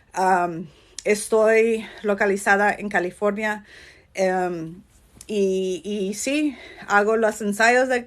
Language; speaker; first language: Spanish; early bilingual, heritage; Spanish